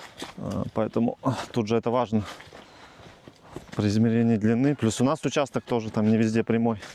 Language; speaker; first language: Russian; native; Russian